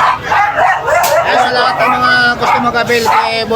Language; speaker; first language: Filipino; native; Filipino